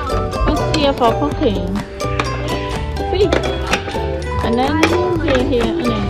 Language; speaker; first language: English; non-native, learner; Khmer